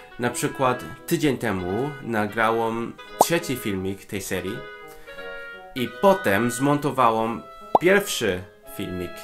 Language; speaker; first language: Polish; non-native, fluent; Cantonese